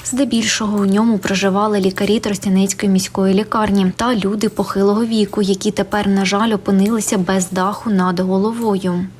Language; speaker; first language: Ukrainian; native; Ukrainian